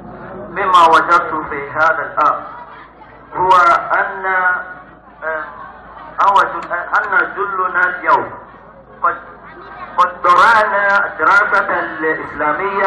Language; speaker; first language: Arabic; non-native, learner; Yoruba